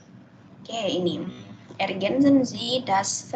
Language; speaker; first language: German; non-native, fluent; Indonesian